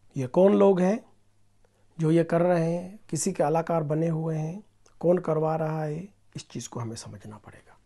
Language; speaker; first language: Urdu; non-native, local second language; Sindhi